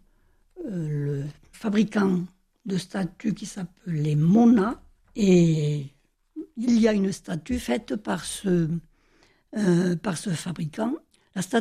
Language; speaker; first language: French; native; French